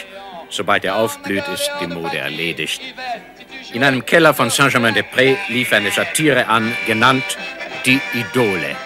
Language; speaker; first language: German; native; German